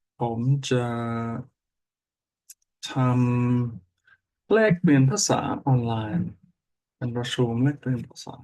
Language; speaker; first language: Thai; non-native, learner; English